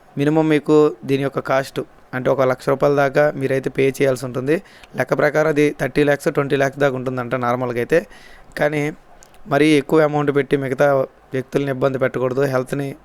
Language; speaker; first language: Telugu; native; Telugu